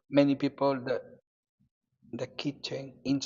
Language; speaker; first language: English; non-native, learner; Spanish